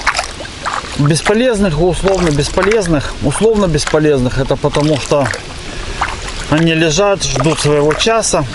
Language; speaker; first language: Russian; native; Russian